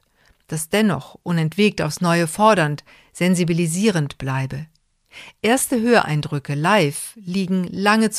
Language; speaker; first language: German; native; German